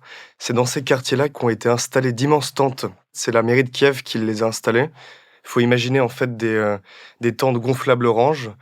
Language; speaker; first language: French; native; French